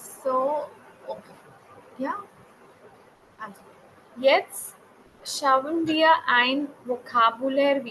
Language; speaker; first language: German; non-native, fluent; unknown